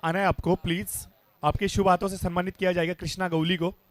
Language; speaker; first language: Hindi; non-native, local second language; Marathi